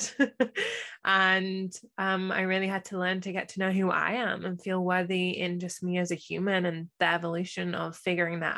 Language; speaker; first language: English; native; English